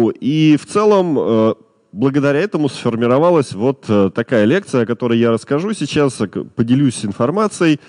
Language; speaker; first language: Russian; native; Russian